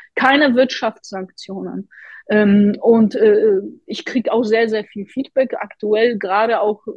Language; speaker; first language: German; non-native, fluent; Polish